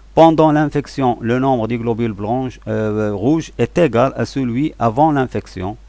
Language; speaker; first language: French; non-native, local second language; Arabic